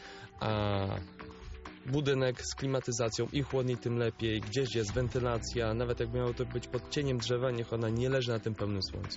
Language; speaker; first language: Polish; native; Polish